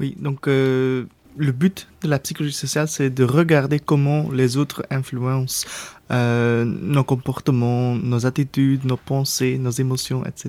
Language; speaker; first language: French; non-native, local second language; Dutch